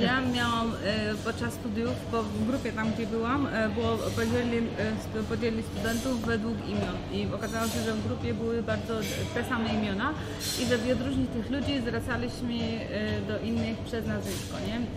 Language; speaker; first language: Polish; non-native, fluent; Georgian